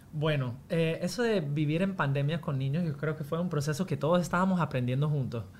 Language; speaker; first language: Spanish; non-native, fluent; English